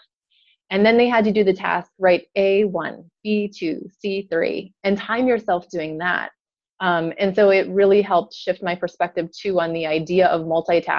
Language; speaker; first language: English; native; English